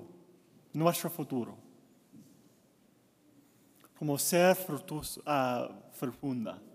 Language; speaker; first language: Spanish; non-native, learner; English